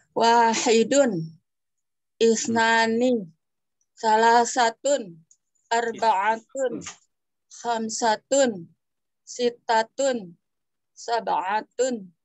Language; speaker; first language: Arabic; non-native, learner; Indonesian